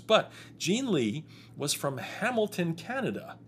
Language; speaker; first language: English; native; English